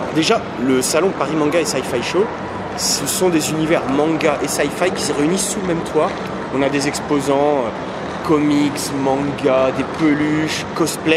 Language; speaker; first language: French; native; French